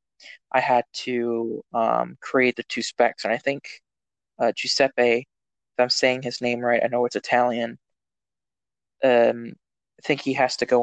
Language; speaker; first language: English; native; English